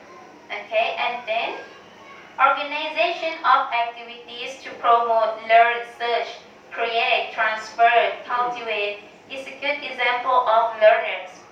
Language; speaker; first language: English; non-native, learner; Thai